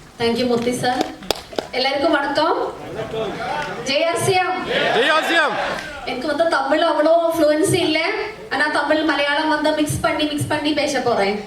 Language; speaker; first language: Tamil; non-native, learner; Malayalam